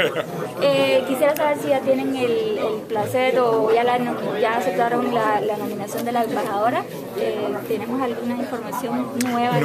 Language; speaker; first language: Spanish; native; Spanish